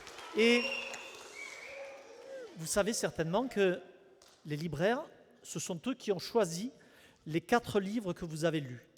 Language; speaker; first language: French; native; French